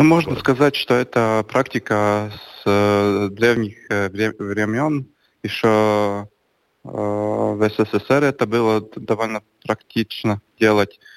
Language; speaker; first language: Russian; non-native, local second language; Latvian